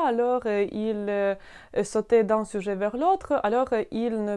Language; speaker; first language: French; non-native, fluent; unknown